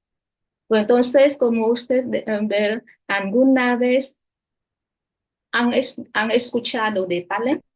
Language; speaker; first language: Spanish; non-native, fluent; Vietnamese